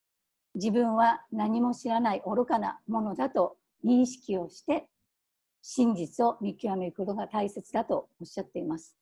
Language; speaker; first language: Japanese; native; Japanese